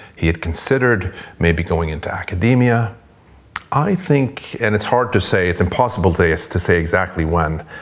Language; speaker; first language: English; non-native, fluent; Swedish